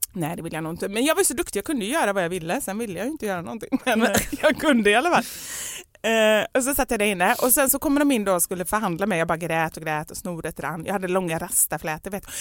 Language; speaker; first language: Swedish; native; Swedish